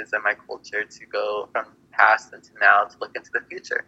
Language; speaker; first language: English; native; English